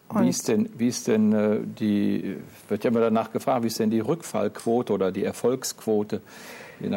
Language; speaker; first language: German; native; German